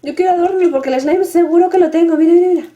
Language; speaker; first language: Spanish; native; Spanish